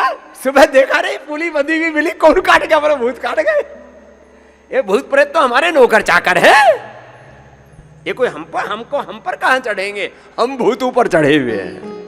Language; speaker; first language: Hindi; native; Hindi